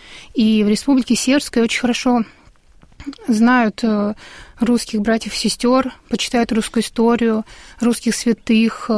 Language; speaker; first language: Russian; native; Russian